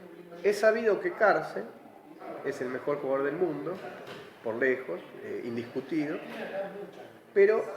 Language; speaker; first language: Spanish; native; Spanish